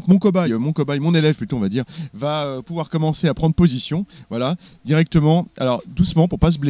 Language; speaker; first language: French; native; French